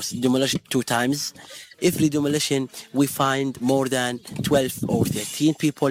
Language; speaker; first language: English; non-native, fluent; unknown